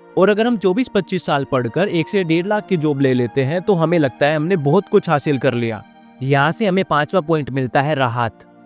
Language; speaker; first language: Hindi; native; Hindi